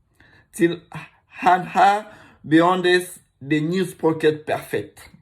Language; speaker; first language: Swedish; non-native, learner; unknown